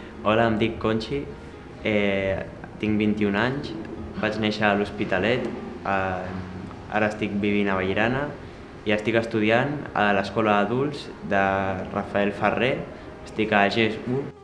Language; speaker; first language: Catalan; non-native, local second language; Spanish